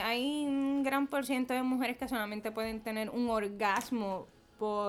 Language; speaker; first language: Spanish; native; Spanish